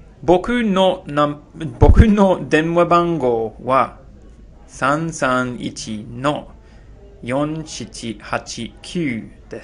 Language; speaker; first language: Japanese; non-native, fluent; English